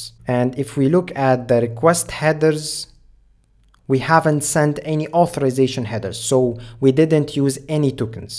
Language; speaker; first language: English; non-native, fluent; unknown